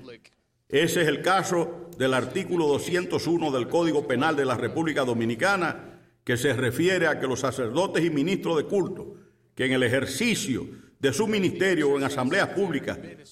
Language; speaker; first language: Spanish; native; Spanish